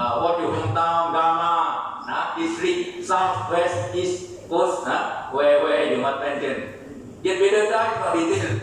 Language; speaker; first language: English; non-native, learner; Thai